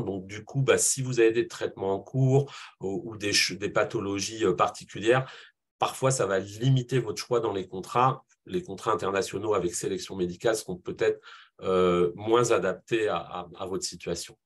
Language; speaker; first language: French; native; French